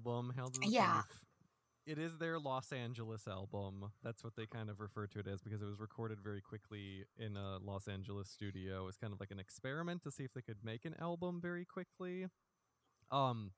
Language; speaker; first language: English; native; English